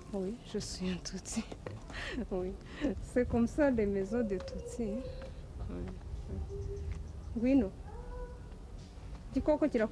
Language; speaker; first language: French; non-native, learner; Kinyarwanda